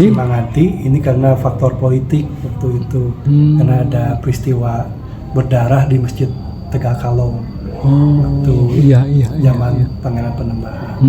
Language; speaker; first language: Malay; non-native, local second language; Sundanese